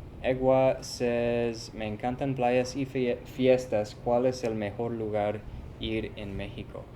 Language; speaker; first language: Spanish; non-native, fluent; English